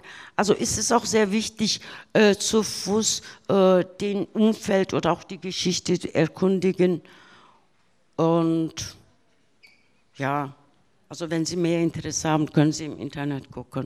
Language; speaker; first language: German; early bilingual, other home language; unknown